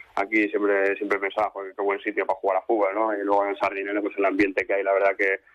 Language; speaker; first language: Spanish; native; Spanish